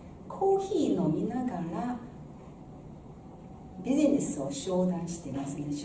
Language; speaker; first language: Japanese; non-native, fluent; Chinese